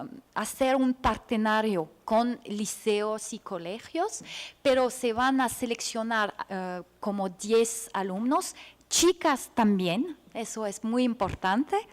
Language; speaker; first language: Spanish; non-native, fluent; French